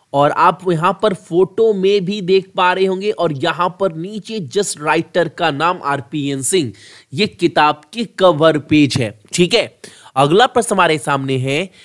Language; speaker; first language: Hindi; native; Hindi